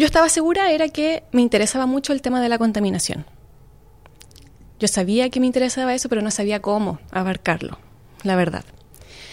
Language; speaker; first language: Spanish; native; Spanish